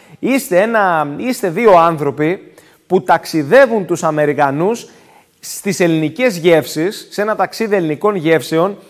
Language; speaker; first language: Greek; native; Greek